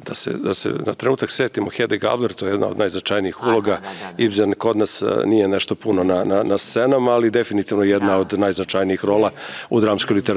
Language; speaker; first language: Serbian; native; Serbian